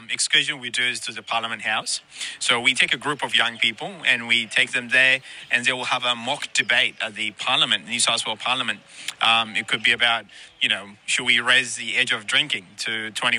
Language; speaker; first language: English; native; English